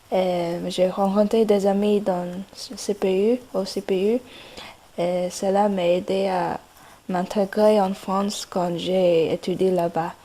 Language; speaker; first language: French; non-native, fluent; Cantonese